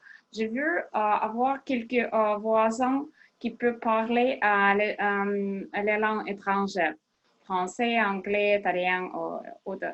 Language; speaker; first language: French; non-native, learner; Russian